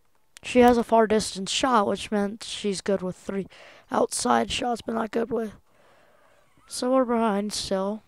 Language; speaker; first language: English; native; English